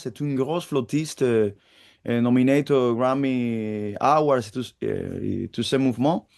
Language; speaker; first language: French; non-native, fluent; Spanish